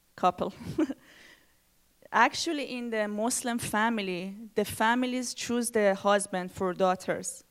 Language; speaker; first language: English; non-native, learner; Persian